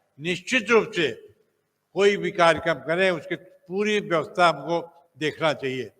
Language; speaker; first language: Hindi; native; Hindi